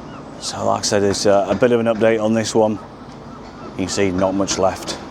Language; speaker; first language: English; native; English